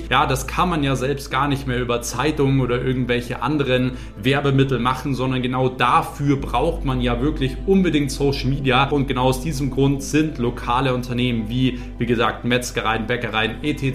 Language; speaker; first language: German; native; German